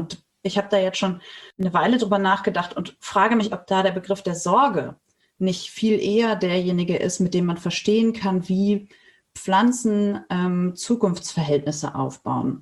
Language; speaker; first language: German; native; German